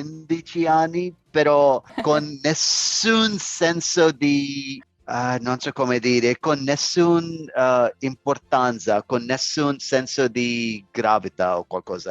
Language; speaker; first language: Italian; non-native, learner; English